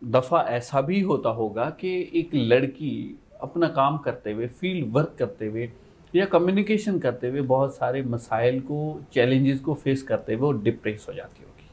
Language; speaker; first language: Urdu; native; Urdu